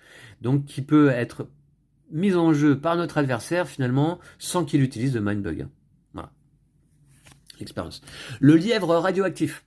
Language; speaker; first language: French; native; French